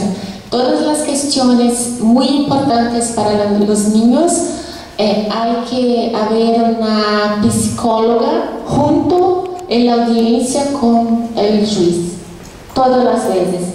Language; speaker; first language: Spanish; non-native, fluent; Portuguese